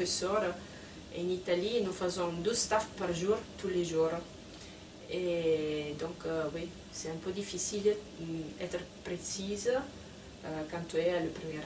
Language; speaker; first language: French; non-native, fluent; Italian